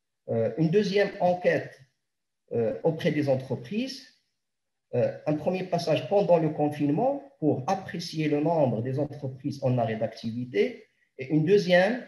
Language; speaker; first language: French; non-native, local second language; Arabic